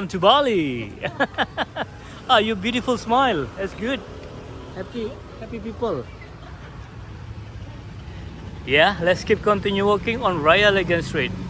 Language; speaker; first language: English; non-native, fluent; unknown